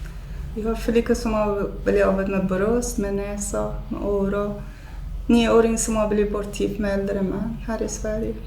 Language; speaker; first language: Swedish; non-native, fluent; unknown